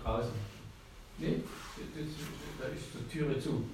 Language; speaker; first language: German; native; German